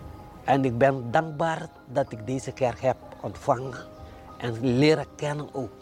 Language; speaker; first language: Dutch; non-native, fluent; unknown